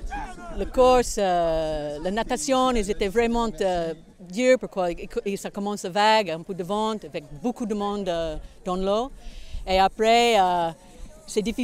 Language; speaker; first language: French; non-native, learner; English